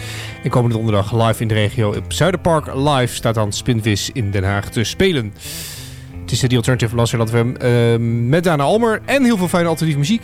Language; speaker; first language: Dutch; native; Dutch